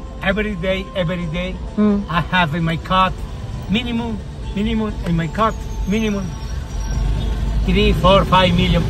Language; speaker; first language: English; non-native, learner; Spanish